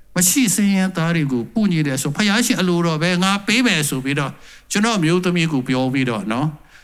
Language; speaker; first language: Burmese; non-native, local second language; Tedim Chin